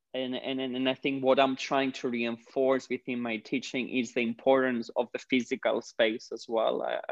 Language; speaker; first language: English; non-native, fluent; Greek